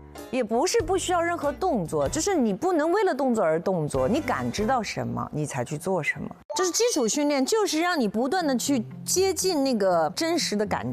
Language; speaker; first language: Chinese; native; Chinese